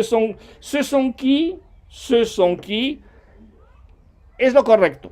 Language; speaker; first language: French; non-native, fluent; Spanish